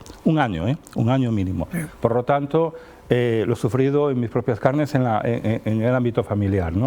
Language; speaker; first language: Spanish; native; Spanish